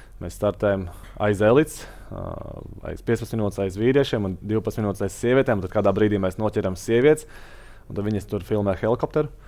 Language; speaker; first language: Latvian; native; Latvian